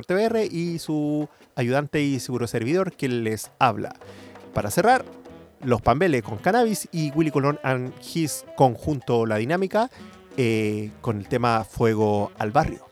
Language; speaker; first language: Spanish; native; Spanish